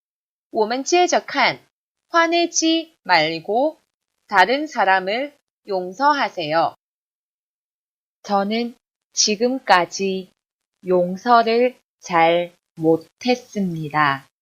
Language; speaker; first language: Korean; non-native, fluent; Chinese